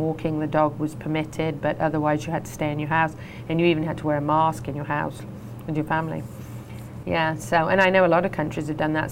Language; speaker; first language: English; native; English